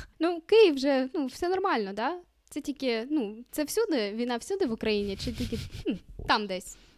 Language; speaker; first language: Ukrainian; non-native, local second language; Russian